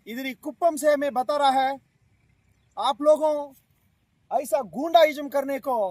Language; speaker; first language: Hindi; non-native, local second language; Telugu